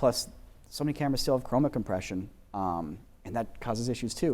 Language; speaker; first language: English; native; English